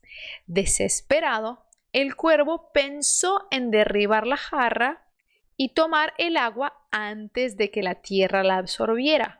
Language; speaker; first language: Spanish; non-native, fluent; Portuguese